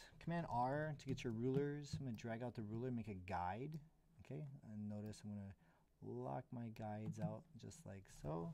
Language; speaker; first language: English; native; English